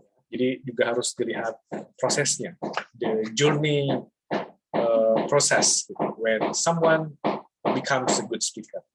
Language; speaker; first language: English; non-native, fluent; Indonesian